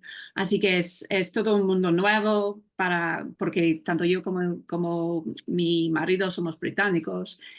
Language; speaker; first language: Spanish; non-native, fluent; English